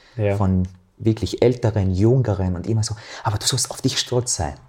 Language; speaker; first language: German; non-native, fluent; Arabic